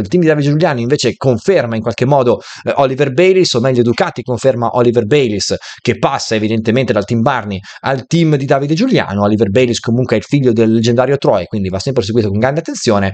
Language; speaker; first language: Italian; native; Italian